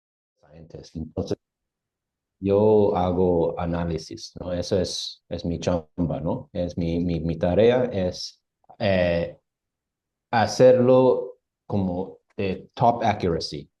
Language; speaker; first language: Spanish; non-native, fluent; English